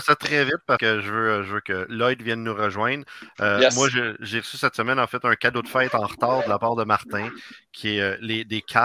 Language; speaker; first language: French; native; French